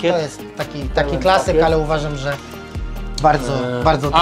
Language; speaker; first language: Polish; native; Polish